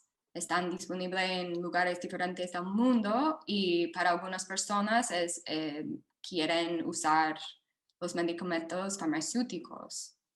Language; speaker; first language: Spanish; non-native, fluent; English